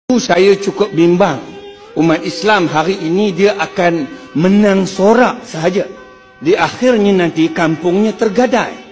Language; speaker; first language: Malay; non-native, local second language; Chinese